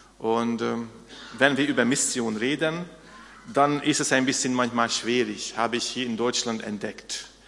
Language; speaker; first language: German; non-native, fluent; Hungarian